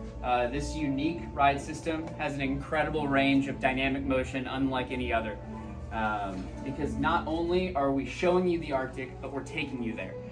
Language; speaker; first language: English; native; English